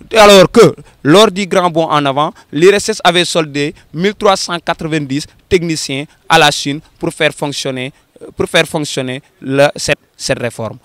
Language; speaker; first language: French; non-native, local second language; Wolof